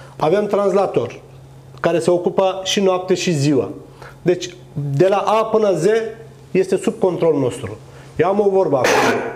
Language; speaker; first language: Romanian; non-native, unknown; Turkish